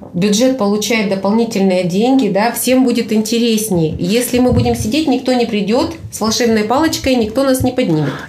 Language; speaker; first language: Russian; native; Russian